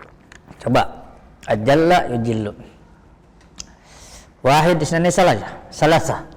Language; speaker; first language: Arabic; non-native, fluent; Indonesian